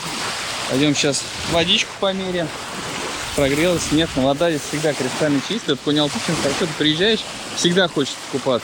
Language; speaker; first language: Russian; native; Russian